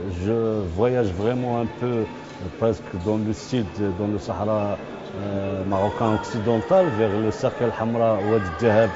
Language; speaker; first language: French; non-native, local second language; Arabic